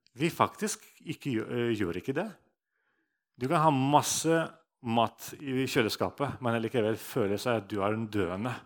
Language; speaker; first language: Norwegian; non-native, fluent; Russian